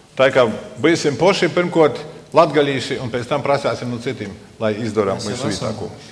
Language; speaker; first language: Latvian; native; Latvian